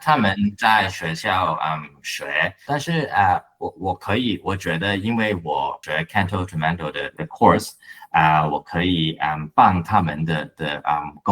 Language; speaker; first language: Chinese; non-native, learner; Cantonese